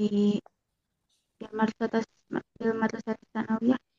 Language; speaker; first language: Arabic; non-native, learner; Indonesian